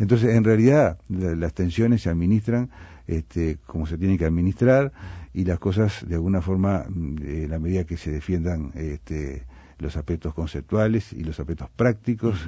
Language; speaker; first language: Spanish; native; Spanish